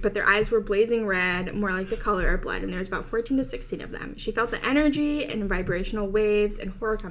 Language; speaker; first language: English; native; English